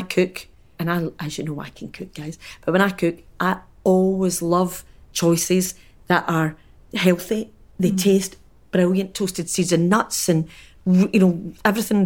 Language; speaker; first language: English; native; English